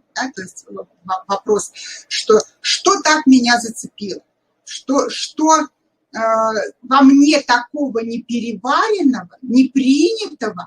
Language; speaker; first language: Russian; native; Russian